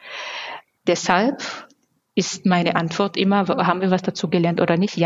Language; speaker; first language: German; non-native, fluent; Georgian